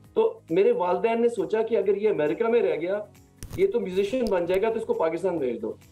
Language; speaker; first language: Urdu; native; Urdu